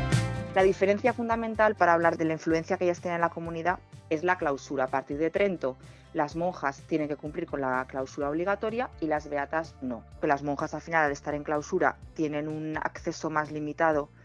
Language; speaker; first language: Spanish; native; Spanish